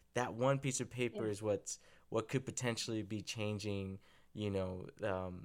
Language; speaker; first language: English; early bilingual, other home language; Spanish